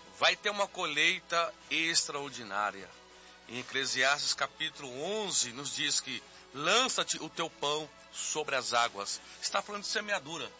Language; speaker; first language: Portuguese; native; Portuguese